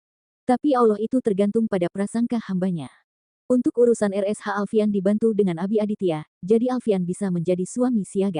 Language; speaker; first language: Indonesian; native; Indonesian